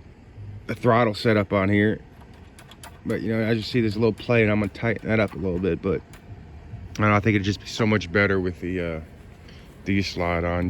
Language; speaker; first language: English; native; English